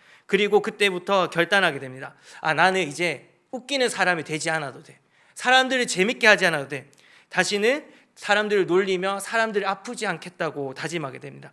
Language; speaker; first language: Korean; native; Korean